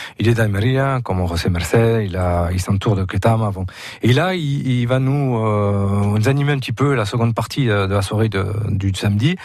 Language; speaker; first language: French; non-native, fluent; Spanish